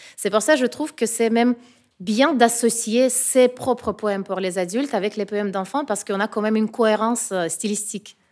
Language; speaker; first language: French; non-native, fluent; Russian